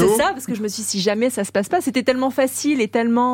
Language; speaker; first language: French; native; French